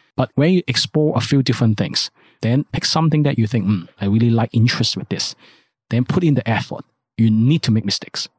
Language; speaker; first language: English; non-native, local second language; Cantonese